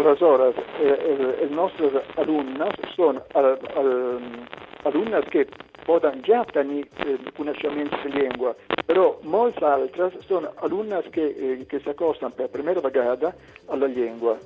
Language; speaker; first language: Catalan; non-native, local second language; Italian